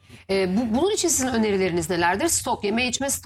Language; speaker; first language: Turkish; native; Turkish